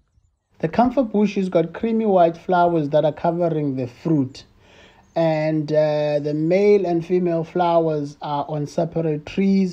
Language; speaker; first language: English; non-native, local second language; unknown